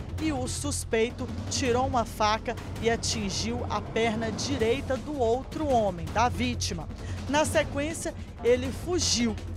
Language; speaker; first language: Portuguese; native; Portuguese